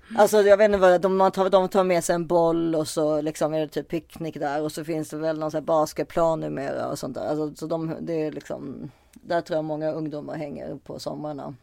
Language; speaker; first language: Swedish; early bilingual, other home language; French